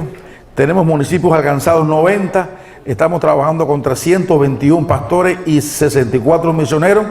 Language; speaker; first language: Spanish; native; Spanish